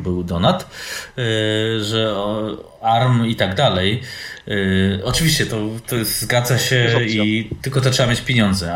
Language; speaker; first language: Polish; native; Polish